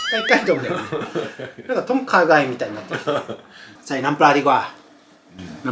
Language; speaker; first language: Thai; non-native, fluent; Japanese